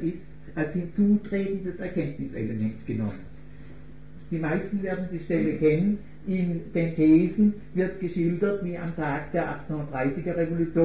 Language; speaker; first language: German; native; German